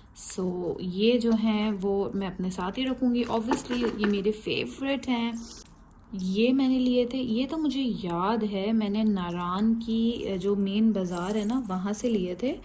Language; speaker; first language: Urdu; native; Urdu